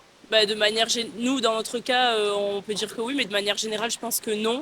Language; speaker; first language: French; native; French